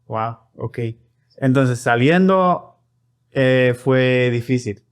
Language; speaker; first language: Spanish; non-native, fluent; English